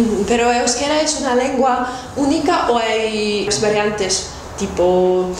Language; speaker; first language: Spanish; non-native, fluent; Russian